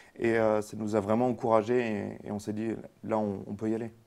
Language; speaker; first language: French; native; French